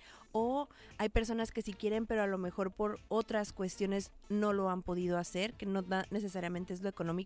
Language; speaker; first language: Spanish; native; Spanish